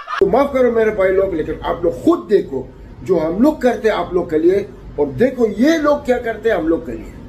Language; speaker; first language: Hindi; non-native, learner; Arabic